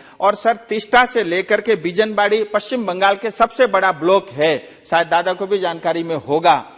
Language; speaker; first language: Hindi; non-native, local second language; Nepali